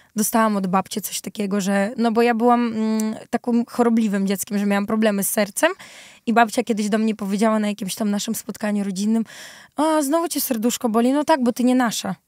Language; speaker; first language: Polish; early bilingual, other home language; Ukrainian